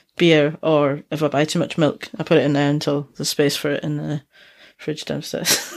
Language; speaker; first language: English; native; English